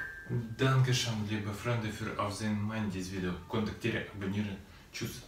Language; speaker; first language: German; non-native, learner; Russian